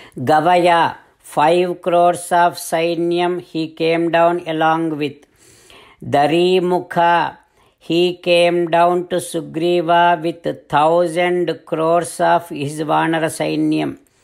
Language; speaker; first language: English; non-native, local second language; Telugu